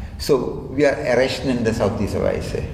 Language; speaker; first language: German; non-native, fluent; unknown